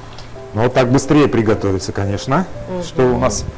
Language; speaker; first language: Russian; native; Russian